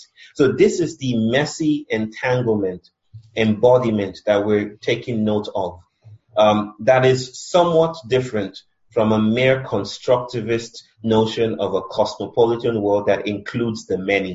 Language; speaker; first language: English; non-native, local second language; Yoruba